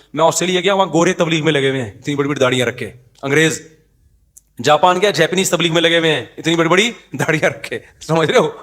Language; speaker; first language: Urdu; native; Urdu